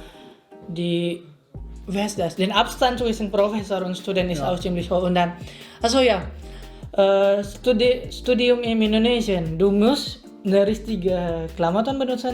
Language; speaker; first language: German; non-native, learner; Indonesian